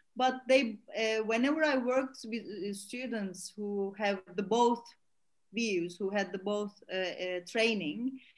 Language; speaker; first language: English; non-native, fluent; Turkish